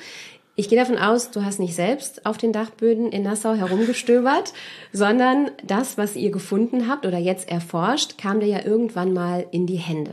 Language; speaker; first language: German; native; German